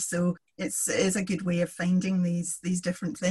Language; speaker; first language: English; native; English